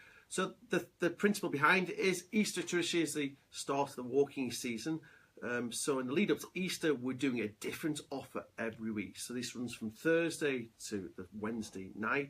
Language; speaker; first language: English; native; English